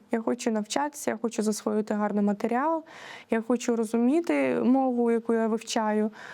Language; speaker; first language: Ukrainian; native; Ukrainian